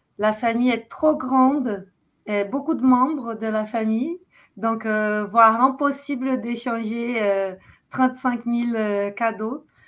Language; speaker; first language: French; non-native, fluent; Portuguese